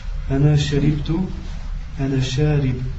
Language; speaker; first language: Arabic; non-native, learner; French